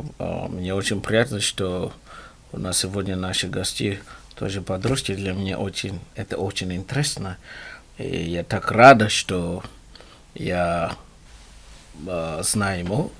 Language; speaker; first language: Russian; non-native, learner; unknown